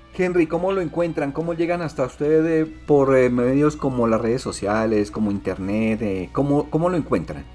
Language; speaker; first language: Spanish; native; Spanish